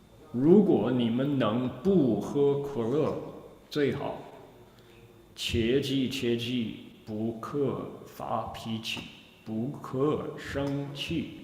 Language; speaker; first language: Chinese; non-native, fluent; English